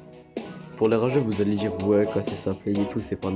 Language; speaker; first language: French; native; French